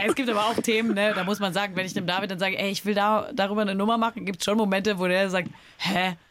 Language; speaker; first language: German; native; German